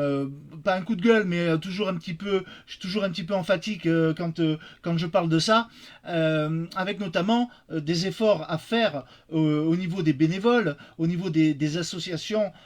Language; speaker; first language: French; native; French